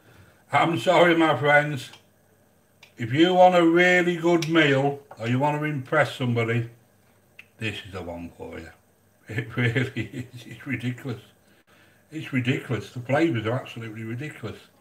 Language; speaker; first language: English; native; English